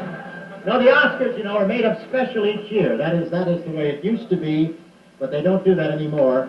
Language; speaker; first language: English; native; English